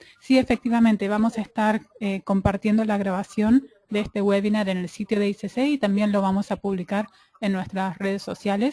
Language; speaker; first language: Spanish; native; Spanish